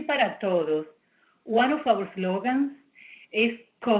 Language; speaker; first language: English; non-native, fluent; Spanish